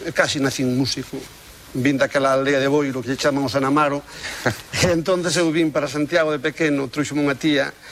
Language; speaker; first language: Galician; native; Galician